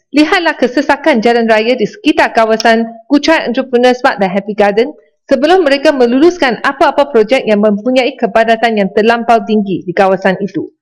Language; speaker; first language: Malay; non-native, local second language; Chinese